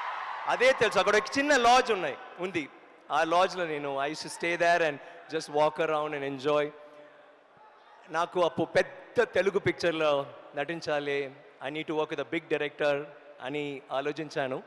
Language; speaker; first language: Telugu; non-native, learner; Tamil